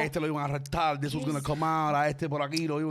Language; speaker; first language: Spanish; early bilingual, other home language; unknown